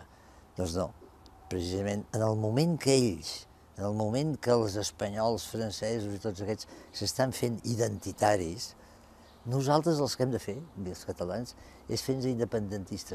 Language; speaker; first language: Catalan; native; Catalan